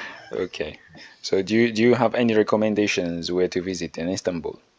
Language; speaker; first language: English; non-native, learner; Swahili